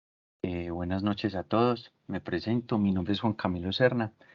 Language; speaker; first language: Spanish; native; Spanish